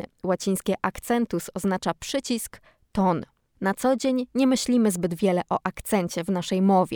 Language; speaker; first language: Polish; native; Polish